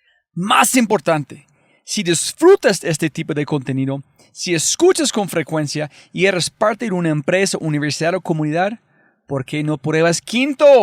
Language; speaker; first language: Spanish; non-native, fluent; English